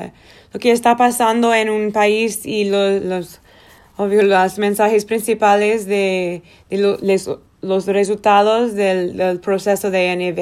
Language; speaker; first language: Spanish; non-native, learner; Portuguese